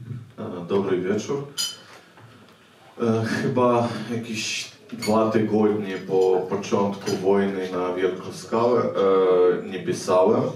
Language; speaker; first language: Polish; non-native, fluent; Ukrainian